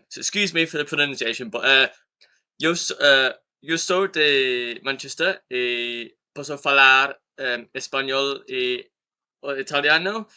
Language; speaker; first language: Portuguese; non-native, learner; English